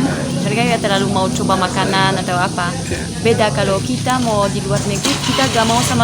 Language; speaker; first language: Indonesian; non-native, fluent; French